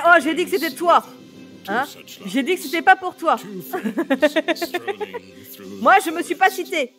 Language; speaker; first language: French; native; French